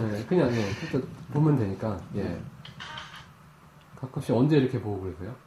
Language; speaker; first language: Korean; native; Korean